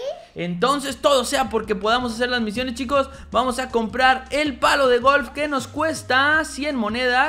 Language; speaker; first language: Spanish; native; Spanish